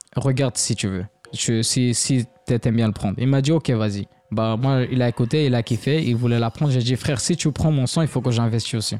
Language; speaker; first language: French; non-native, fluent; Bangla